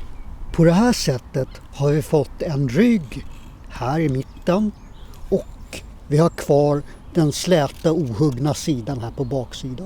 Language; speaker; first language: Swedish; native; Swedish